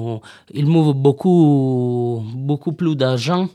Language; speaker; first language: French; non-native, learner; Italian